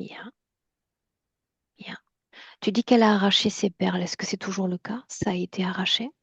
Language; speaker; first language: French; native; French